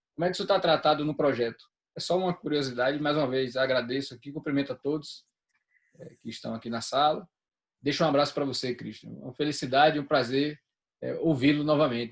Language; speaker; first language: Portuguese; native; Portuguese